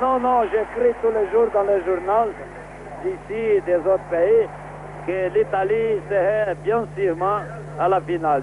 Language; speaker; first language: French; non-native, fluent; Portuguese